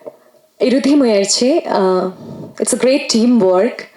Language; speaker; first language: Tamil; non-native, fluent; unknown